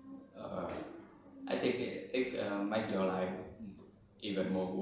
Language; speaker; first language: English; non-native, learner; Vietnamese